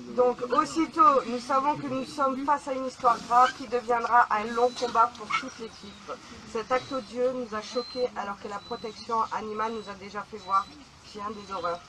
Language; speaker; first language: French; native; French